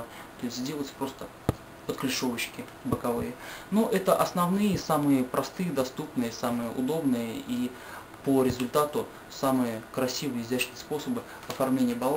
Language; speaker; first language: Russian; native; Russian